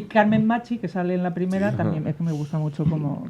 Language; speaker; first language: Spanish; native; Spanish